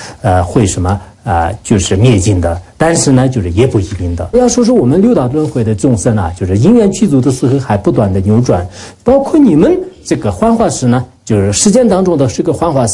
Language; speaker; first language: Chinese; non-native, local second language; Tibetan